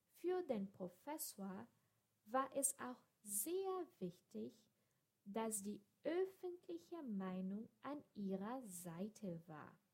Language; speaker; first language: German; non-native, fluent; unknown